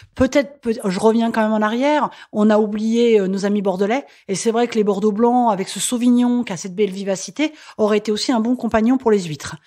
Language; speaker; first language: French; native; French